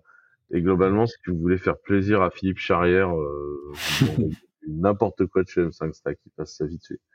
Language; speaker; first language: French; native; French